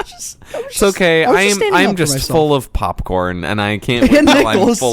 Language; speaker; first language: English; native; English